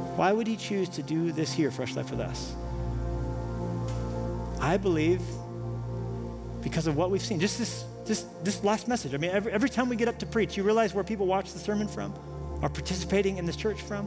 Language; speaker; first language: English; native; English